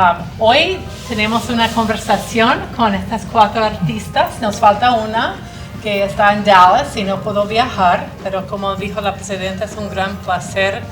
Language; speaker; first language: Spanish; non-native, fluent; English